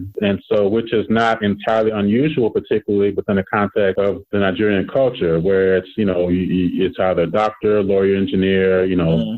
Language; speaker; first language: English; native; English